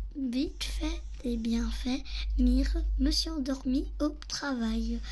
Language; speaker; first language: French; native; French